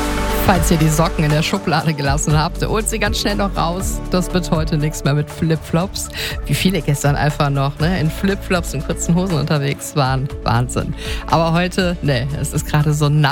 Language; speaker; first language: German; native; German